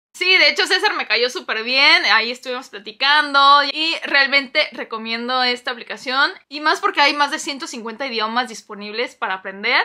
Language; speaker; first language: Spanish; non-native, fluent; Korean